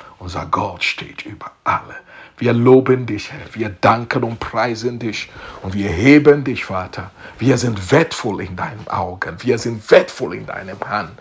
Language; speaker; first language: German; non-native, learner; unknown